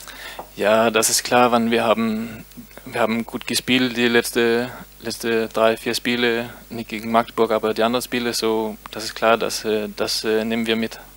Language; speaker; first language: German; non-native, learner; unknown